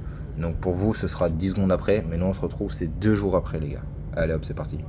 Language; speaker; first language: French; native; French